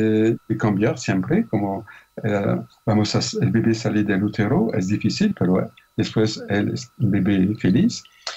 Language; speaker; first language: Spanish; non-native, fluent; French